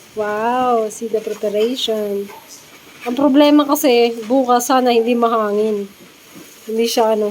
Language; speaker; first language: Filipino; native; Filipino